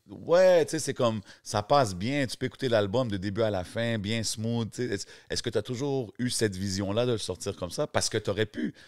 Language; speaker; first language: French; native; French